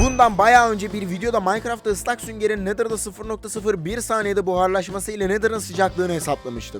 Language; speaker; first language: Turkish; native; Turkish